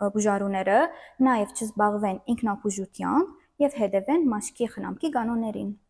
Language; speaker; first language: Armenian; native; Armenian